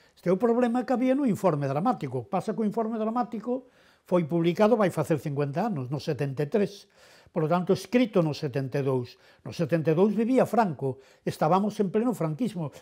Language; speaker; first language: Galician; non-native, local second language; Spanish